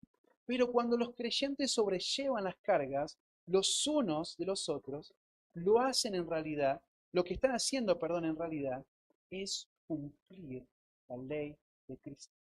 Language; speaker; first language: Spanish; native; Spanish